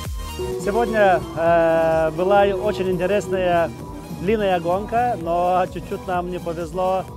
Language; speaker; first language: Russian; non-native, fluent; Lithuanian